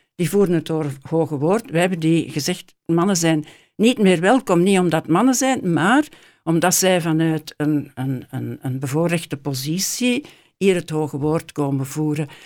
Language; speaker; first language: Dutch; native; Dutch